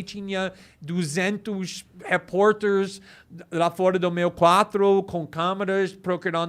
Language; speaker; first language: Portuguese; non-native, fluent; English